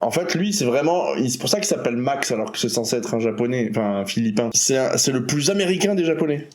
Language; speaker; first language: French; native; French